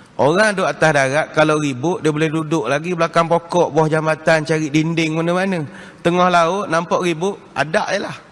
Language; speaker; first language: Malay; native; Malay